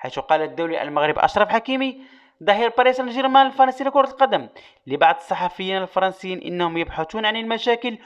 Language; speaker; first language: Arabic; native; Arabic